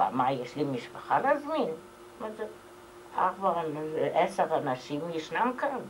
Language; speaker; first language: Hebrew; non-native, fluent; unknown